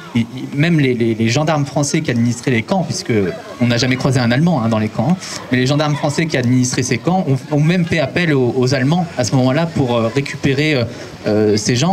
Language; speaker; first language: French; native; French